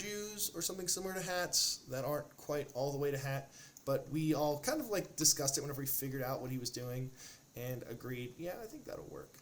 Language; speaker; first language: English; native; English